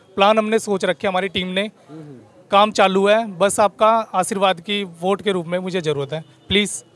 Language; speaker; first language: Hindi; native; Hindi